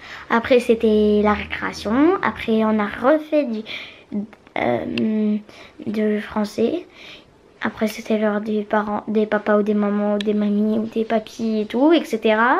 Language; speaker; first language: French; native; French